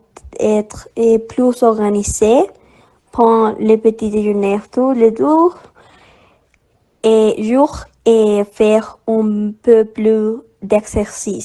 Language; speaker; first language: French; non-native, learner; Spanish